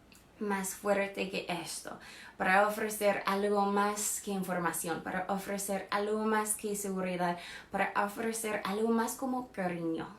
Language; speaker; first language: Spanish; non-native, fluent; English